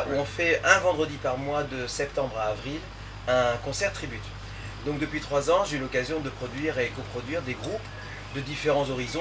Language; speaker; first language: French; native; French